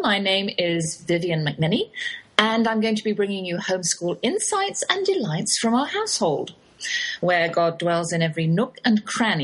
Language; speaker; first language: English; native; English